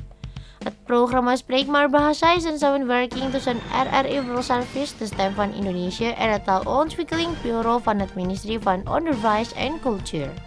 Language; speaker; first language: Dutch; non-native, fluent; Indonesian